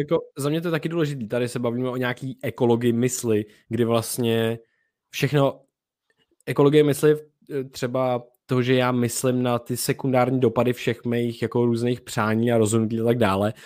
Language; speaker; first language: Czech; native; Czech